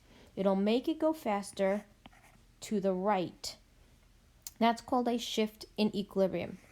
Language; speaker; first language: English; native; English